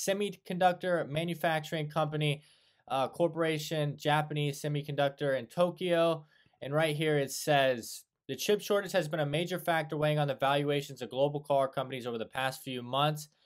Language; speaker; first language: English; native; English